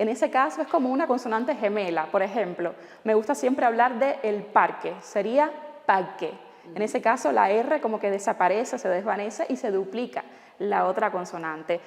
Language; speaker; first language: Spanish; native; Spanish